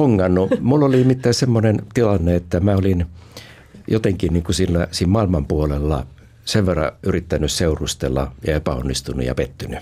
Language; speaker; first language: Finnish; native; Finnish